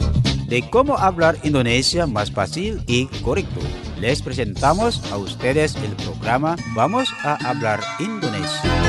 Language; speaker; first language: Spanish; non-native, fluent; Indonesian